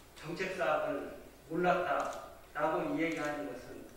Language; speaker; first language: Korean; native; Korean